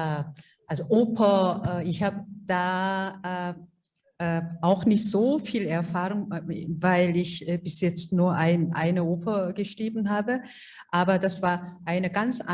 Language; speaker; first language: German; non-native, fluent; Korean